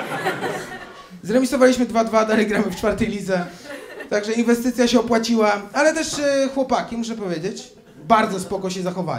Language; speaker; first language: Polish; native; Polish